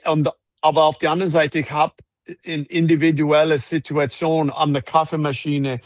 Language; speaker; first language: German; non-native, fluent; English